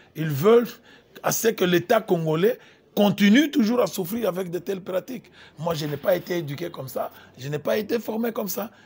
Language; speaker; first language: French; non-native, local second language; Lingala